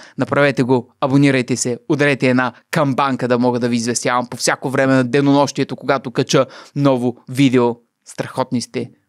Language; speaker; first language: Bulgarian; native; Bulgarian